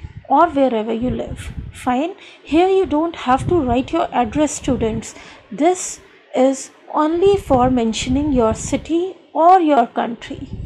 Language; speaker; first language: English; non-native, local second language; Hindi